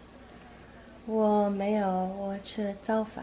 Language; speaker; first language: Chinese; non-native, learner; English